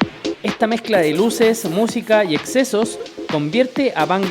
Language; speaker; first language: Spanish; native; Spanish